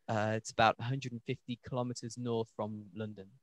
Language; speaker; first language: English; native; English